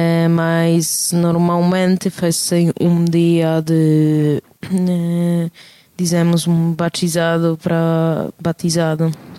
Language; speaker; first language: Portuguese; non-native, fluent; Polish